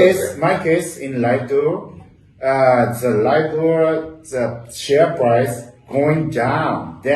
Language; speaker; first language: English; non-native, learner; Japanese